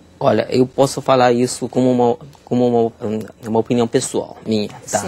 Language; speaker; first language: Portuguese; non-native, fluent; Chinese